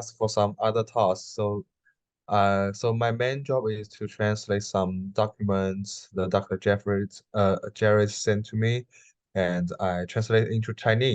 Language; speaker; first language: English; non-native, learner; Chinese